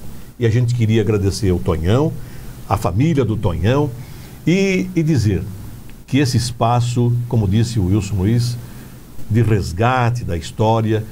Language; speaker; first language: Portuguese; native; Portuguese